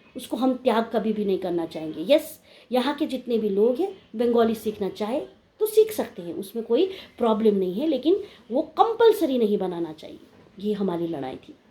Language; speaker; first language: Hindi; non-native, local second language; Nepali